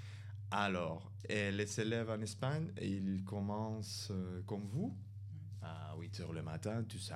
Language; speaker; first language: French; non-native, fluent; Spanish